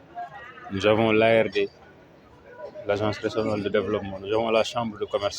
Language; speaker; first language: French; non-native, local second language; Wolof